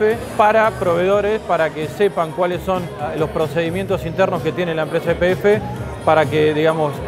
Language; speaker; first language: Spanish; native; Spanish